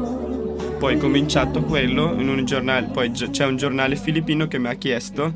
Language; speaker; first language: Italian; non-native, fluent; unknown